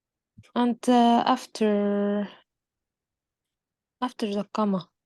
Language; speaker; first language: English; non-native, learner; Arabic